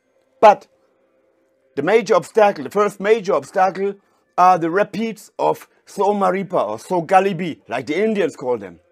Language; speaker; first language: English; non-native, fluent; German